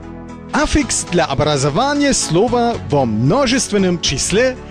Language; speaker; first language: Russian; non-native, learner; German